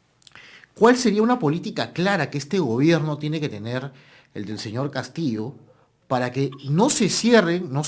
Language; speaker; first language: Spanish; native; Spanish